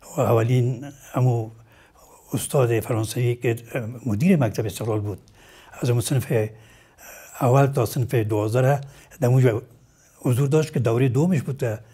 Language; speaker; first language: Persian; native; Persian